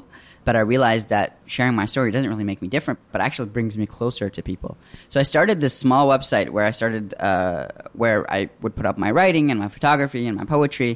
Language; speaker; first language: English; early bilingual, other home language; Arabic